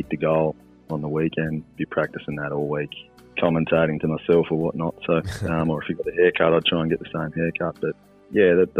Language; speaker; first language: English; native; English